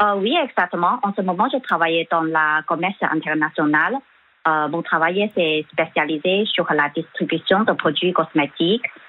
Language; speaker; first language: French; non-native, fluent; Chinese